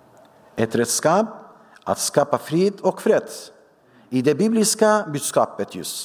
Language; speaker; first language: Swedish; non-native, fluent; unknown